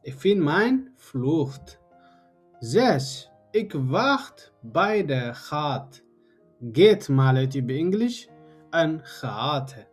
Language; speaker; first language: Dutch; non-native, learner; Tigrinya